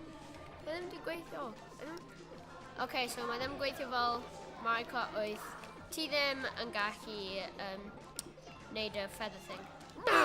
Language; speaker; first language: Welsh; non-native, local second language; English